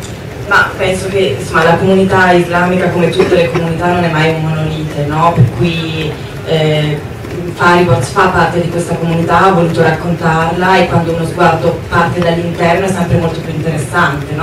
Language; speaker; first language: Italian; native; Italian